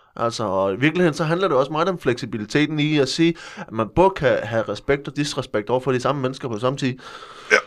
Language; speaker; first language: Danish; native; Danish